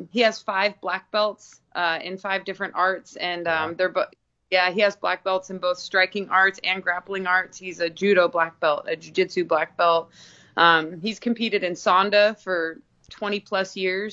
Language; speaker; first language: English; native; English